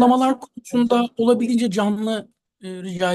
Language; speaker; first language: Turkish; native; Turkish